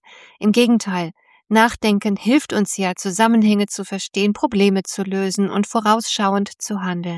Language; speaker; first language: German; native; German